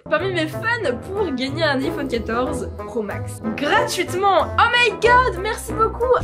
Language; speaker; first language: French; native; French